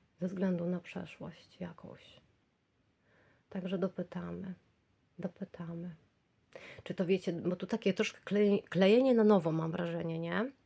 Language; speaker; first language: Polish; native; Polish